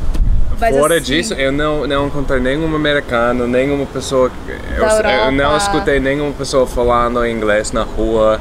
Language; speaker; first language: Portuguese; non-native, fluent; English